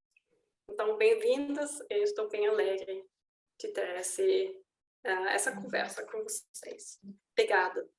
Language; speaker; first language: Portuguese; non-native, fluent; German